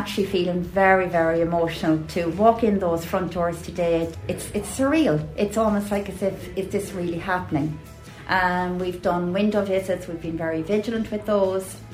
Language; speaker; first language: English; native; English